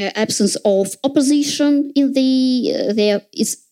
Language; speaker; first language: English; non-native, fluent; Russian